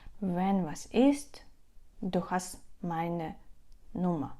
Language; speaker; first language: German; non-native, fluent; Ukrainian